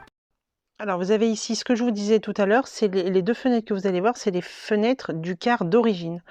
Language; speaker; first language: French; native; French